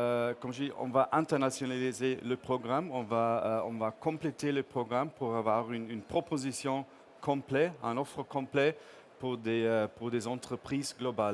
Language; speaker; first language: French; non-native, fluent; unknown